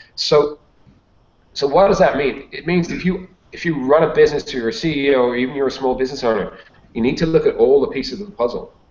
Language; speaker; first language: English; native; English